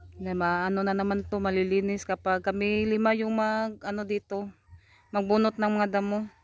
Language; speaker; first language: Filipino; non-native, local second language; Cebuano